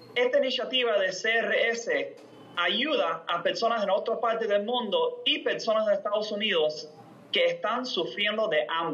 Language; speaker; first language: Spanish; non-native, fluent; English